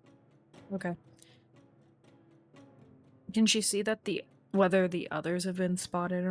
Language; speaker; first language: English; native; English